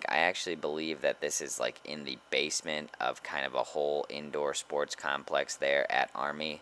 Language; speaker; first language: English; native; English